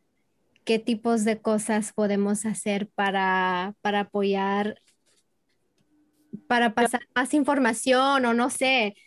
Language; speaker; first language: Spanish; early bilingual, heritage; English